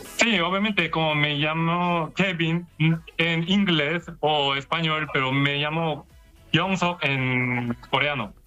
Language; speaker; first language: Spanish; non-native, learner; Korean